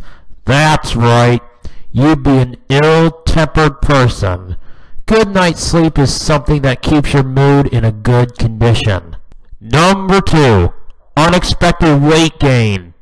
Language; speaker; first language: English; native; English